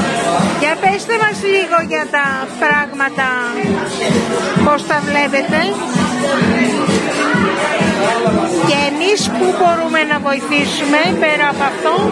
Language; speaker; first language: Greek; native; Greek